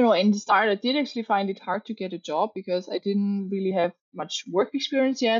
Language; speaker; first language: English; non-native, fluent; German